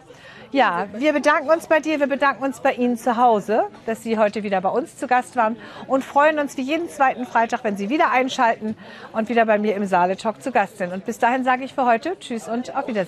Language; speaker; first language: German; native; German